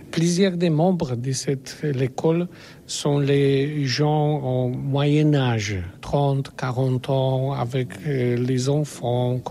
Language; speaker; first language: French; non-native, learner; Polish